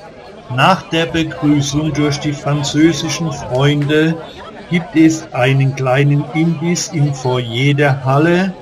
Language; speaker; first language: German; native; German